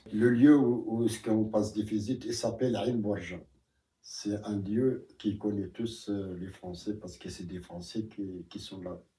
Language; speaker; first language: French; non-native, fluent; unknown